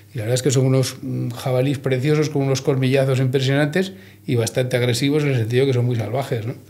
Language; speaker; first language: Spanish; native; Spanish